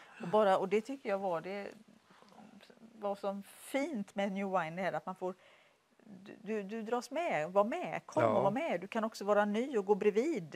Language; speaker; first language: Swedish; native; Swedish